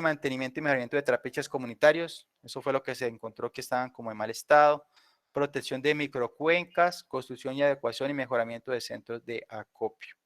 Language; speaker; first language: Spanish; native; Spanish